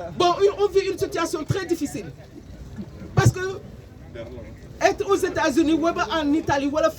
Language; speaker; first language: French; non-native, local second language; Wolof